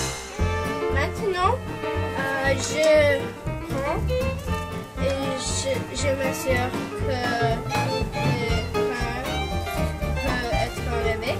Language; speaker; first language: French; non-native, learner; English